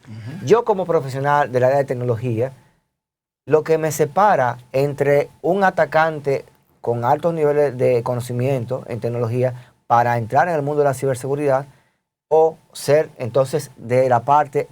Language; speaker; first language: Spanish; native; Spanish